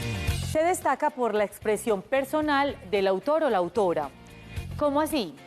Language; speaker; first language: Spanish; native; Spanish